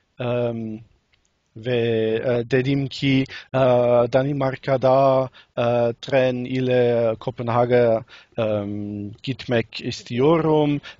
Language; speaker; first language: Turkish; non-native, learner; English